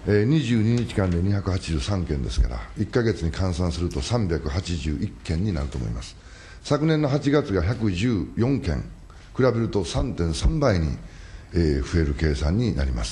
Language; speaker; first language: Japanese; native; Japanese